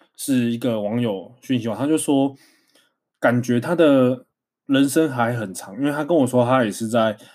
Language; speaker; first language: Chinese; native; Chinese